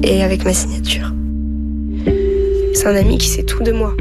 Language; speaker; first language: French; native; French